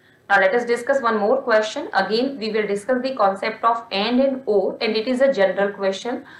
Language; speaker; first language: English; non-native, local second language; Hindi